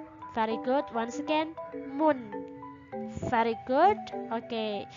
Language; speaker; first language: English; non-native, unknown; Indonesian